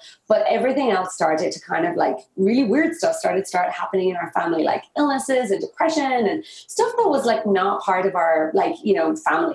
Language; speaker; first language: English; native; English